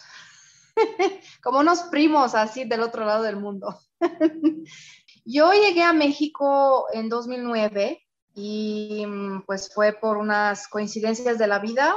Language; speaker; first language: Spanish; non-native, fluent; Romanian